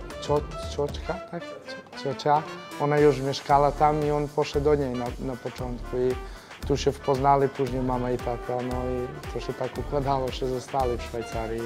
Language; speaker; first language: Polish; non-native, fluent; Serbian